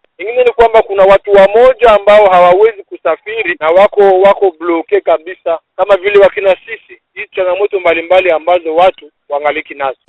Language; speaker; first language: Swahili; native; Swahili